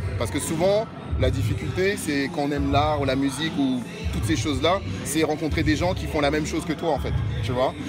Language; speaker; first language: French; early bilingual, other home language; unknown